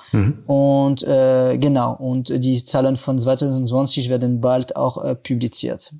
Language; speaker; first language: German; non-native, fluent; French